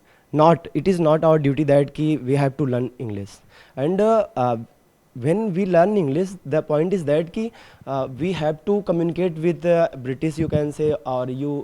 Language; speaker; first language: English; non-native, learner; Hindi